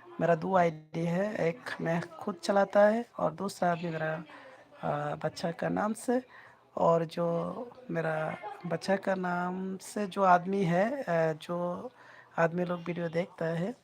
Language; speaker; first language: Hindi; non-native, learner; Bangla